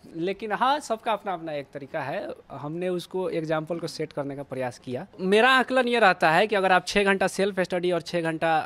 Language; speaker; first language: Hindi; native; Hindi